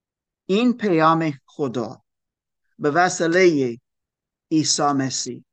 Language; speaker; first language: Persian; non-native, fluent; German